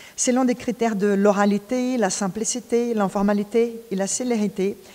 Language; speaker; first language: French; non-native, fluent; Portuguese